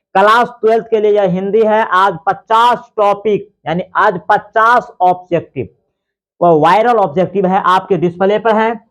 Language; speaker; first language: Hindi; native; Hindi